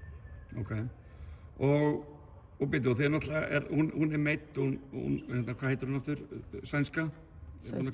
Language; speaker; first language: Icelandic; native; Icelandic